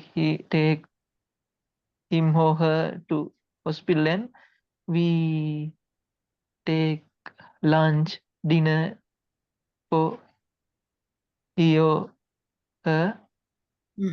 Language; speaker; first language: English; non-native, learner; Sinhala